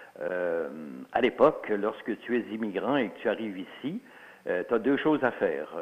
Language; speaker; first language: French; early bilingual, other home language; Swiss German